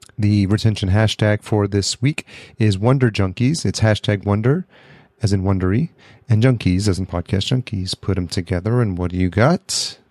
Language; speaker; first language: English; early bilingual, other home language; Spanish